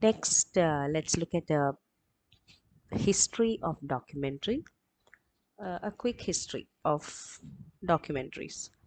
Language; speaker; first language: English; non-native, local second language; Malayalam